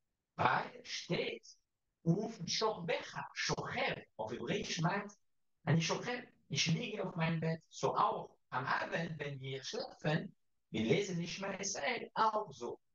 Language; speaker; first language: German; non-native, fluent; Hebrew